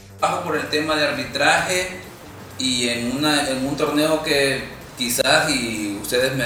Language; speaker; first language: Spanish; native; Spanish